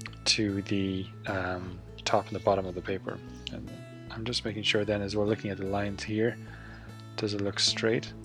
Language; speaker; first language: English; native; English